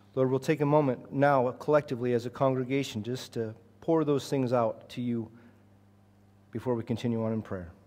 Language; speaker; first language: English; native; English